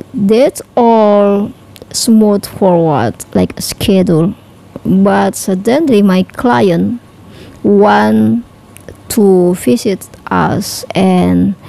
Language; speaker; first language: English; non-native, learner; Indonesian